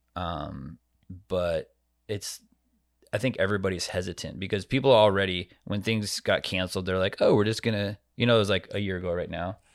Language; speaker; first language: English; native; English